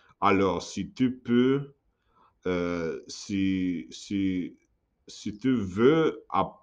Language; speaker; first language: French; non-native, learner; English